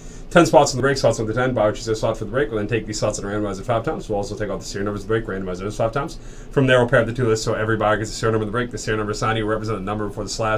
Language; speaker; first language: English; native; English